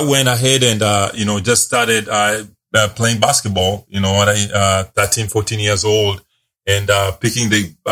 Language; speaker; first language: English; non-native, local second language; Luo (Kenya and Tanzania)